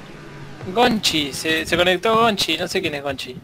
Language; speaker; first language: Spanish; native; Spanish